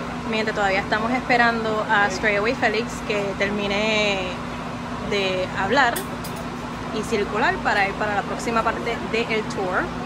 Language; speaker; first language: Spanish; early bilingual, heritage; Spanish